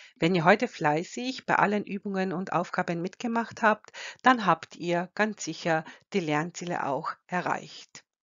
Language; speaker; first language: German; non-native, fluent; Croatian